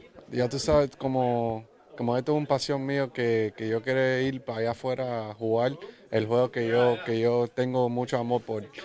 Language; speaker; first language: Spanish; early bilingual, other home language; English